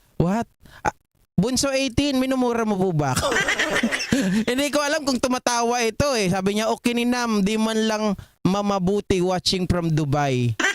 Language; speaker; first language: Filipino; non-native, local second language; Iloko